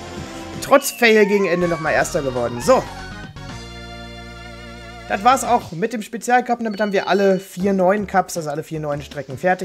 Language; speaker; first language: German; native; German